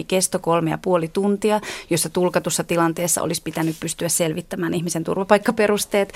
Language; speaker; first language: Finnish; native; Finnish